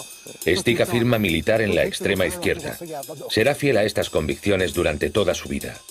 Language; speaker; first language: Spanish; native; Spanish